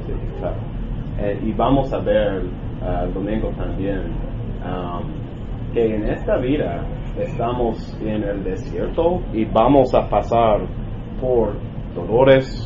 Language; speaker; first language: Spanish; non-native, learner; English